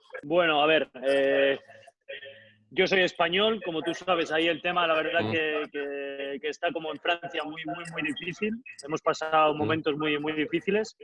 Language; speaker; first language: Spanish; native; Spanish